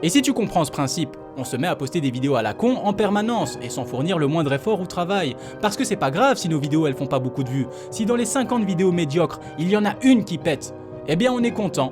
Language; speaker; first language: French; native; French